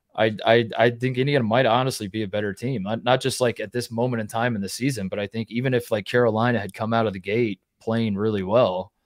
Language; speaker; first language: English; native; English